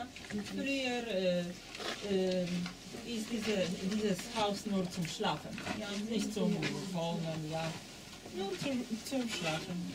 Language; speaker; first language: German; non-native, learner; Polish